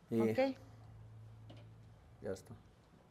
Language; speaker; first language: Spanish; non-native, learner; Finnish